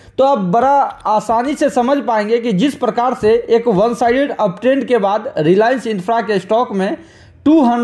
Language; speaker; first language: Hindi; native; Hindi